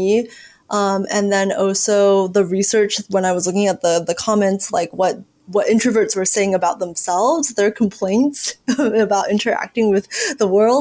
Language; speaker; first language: English; native; English